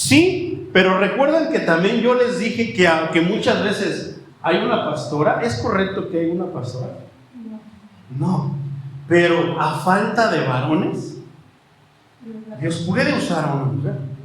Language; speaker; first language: Spanish; native; Spanish